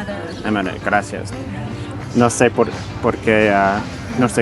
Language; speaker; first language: Spanish; non-native, learner; English